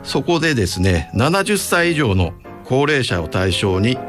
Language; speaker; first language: Japanese; native; Japanese